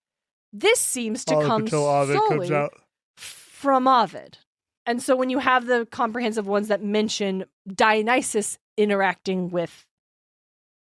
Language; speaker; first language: English; native; English